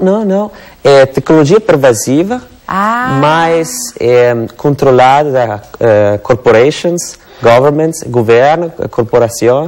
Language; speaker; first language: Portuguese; non-native, learner; Italian